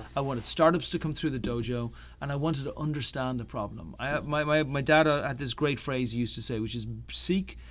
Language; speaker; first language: English; native; English